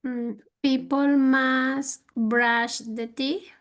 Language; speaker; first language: English; non-native, learner; Spanish